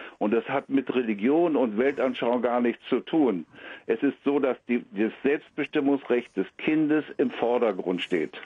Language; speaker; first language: German; native; German